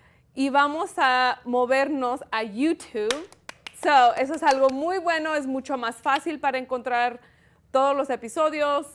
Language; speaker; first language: Spanish; early bilingual, heritage; Spanish